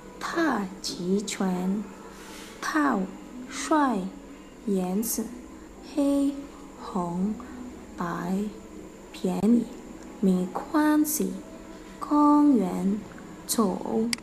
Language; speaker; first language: Chinese; non-native, learner; Indonesian